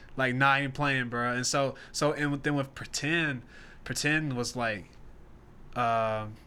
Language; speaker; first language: English; native; English